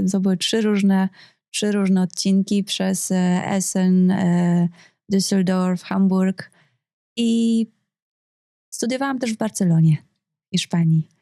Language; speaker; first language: Polish; native; Polish